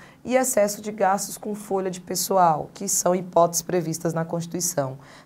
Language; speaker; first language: Portuguese; native; Portuguese